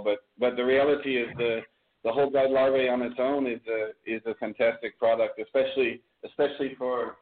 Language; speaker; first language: English; native; English